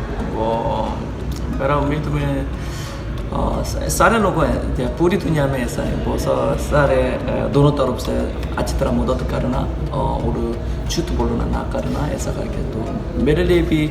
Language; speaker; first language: Hindi; non-native, learner; Korean